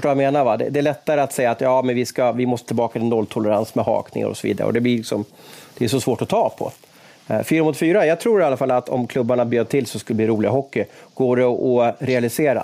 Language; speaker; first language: Swedish; native; Swedish